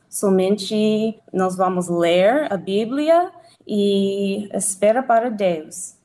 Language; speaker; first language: Portuguese; non-native, learner; English